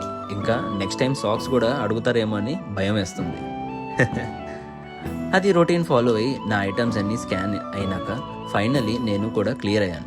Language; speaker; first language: Telugu; native; Telugu